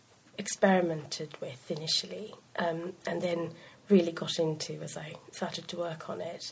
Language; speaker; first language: English; non-native, local second language; Sinhala